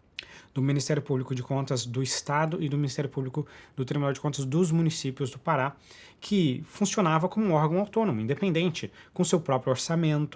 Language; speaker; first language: Portuguese; native; Portuguese